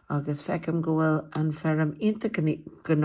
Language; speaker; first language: Irish; non-native, local second language; English